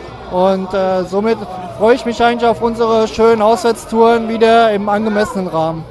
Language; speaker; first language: German; native; German